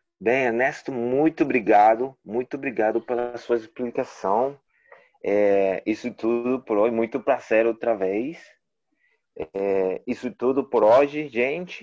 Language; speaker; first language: Portuguese; non-native, learner; Spanish